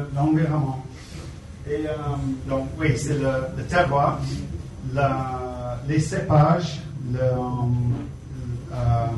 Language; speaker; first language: French; non-native, fluent; English